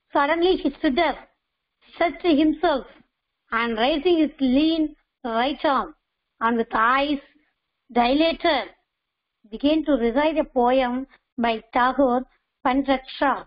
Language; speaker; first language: English; non-native, local second language; Tamil